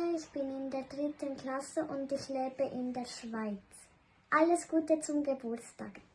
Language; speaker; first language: German; early bilingual, other home language; Urdu